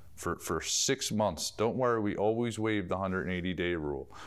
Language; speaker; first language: English; native; English